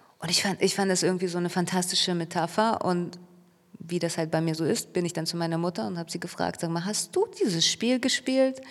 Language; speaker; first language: German; early bilingual, other home language; Russian